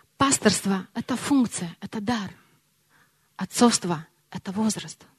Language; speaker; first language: Russian; early bilingual, heritage; Russian